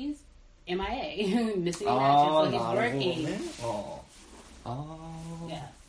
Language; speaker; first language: English; non-native, learner; Japanese